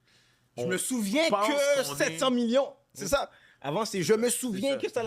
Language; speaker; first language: French; native; French